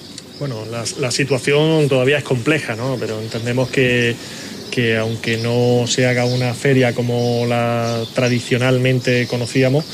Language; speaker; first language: Spanish; native; Spanish